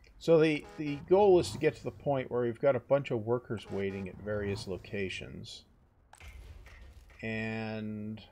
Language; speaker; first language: English; native; English